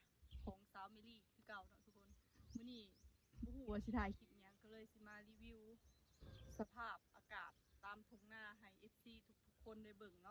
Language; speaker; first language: Thai; non-native, local second language; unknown